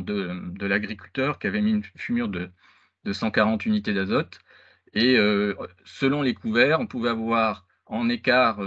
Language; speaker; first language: French; native; French